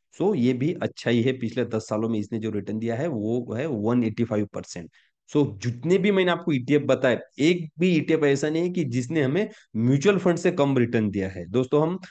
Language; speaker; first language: Hindi; non-native, local second language; Marathi